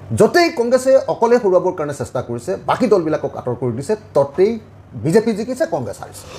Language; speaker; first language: Assamese; native; Assamese